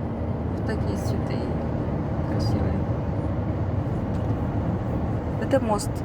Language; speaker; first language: Russian; non-native, local second language; Kyrgyz